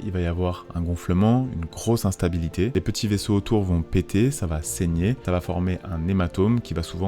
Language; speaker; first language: French; native; French